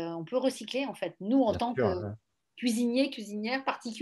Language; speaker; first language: French; native; French